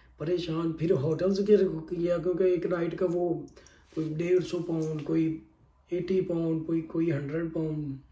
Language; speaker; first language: Urdu; non-native, local second language; Punjabi